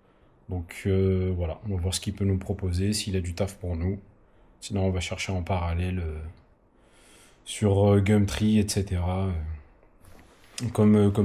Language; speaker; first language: French; native; French